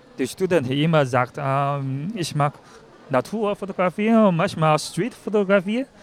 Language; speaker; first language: German; non-native, learner; Chinese